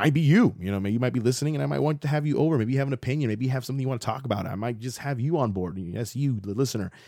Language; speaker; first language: English; native; English